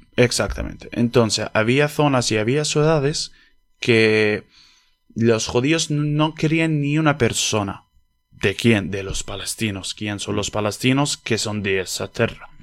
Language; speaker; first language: Spanish; non-native, fluent; Arabic